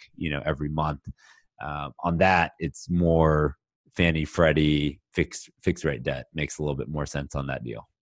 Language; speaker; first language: English; native; English